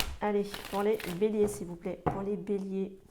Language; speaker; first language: French; native; French